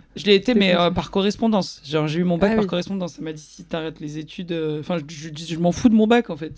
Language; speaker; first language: French; native; French